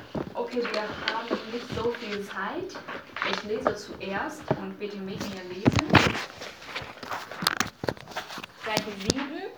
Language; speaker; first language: German; non-native, learner; Chinese